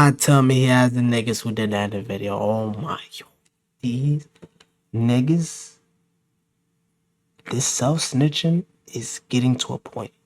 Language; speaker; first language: English; native; English